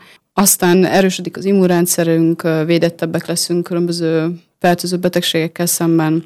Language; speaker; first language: Hungarian; native; Hungarian